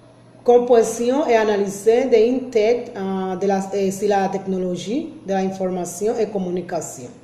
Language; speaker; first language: French; non-native, learner; Spanish